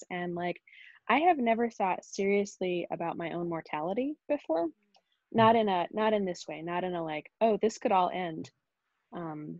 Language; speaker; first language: English; native; English